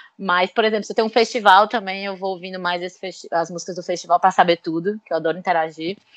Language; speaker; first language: Portuguese; native; Portuguese